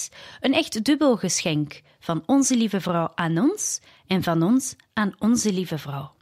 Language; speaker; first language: Dutch; native; Dutch